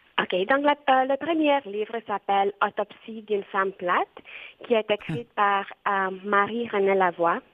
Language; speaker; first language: French; non-native, fluent; Romanian